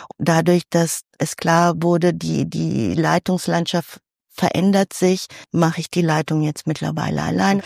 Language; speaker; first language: German; early bilingual, other home language; Filipino